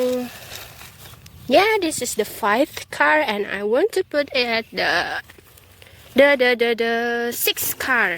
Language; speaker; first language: English; non-native, learner; Indonesian